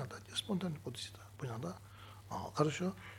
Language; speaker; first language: Russian; non-native, learner; Tibetan